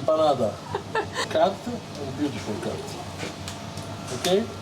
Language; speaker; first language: English; non-native, learner; Italian